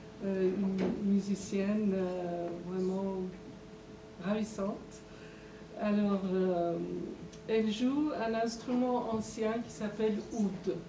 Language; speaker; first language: French; non-native, fluent; Persian